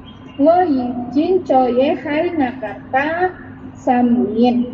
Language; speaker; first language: Cantonese; non-native, learner; Indonesian